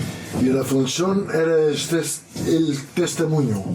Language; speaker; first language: Spanish; non-native, learner; Portuguese